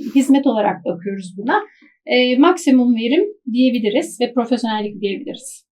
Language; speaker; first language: Turkish; native; Turkish